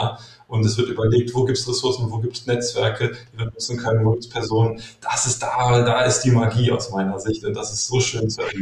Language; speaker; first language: German; native; German